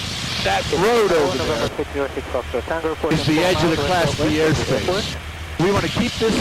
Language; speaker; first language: English; native; English